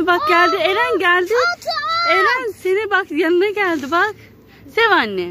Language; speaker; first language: Turkish; native; Turkish